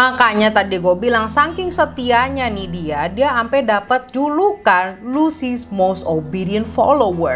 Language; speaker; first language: Indonesian; native; Indonesian